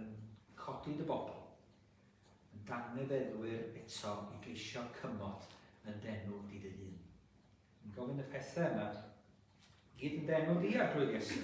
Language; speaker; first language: Welsh; native; Welsh